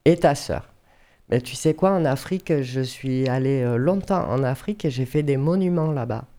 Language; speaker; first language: French; native; French